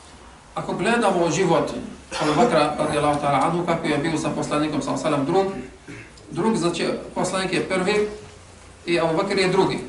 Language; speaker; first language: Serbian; non-native, fluent; Arabic